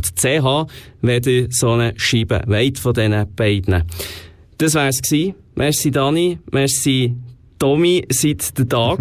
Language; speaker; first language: German; native; German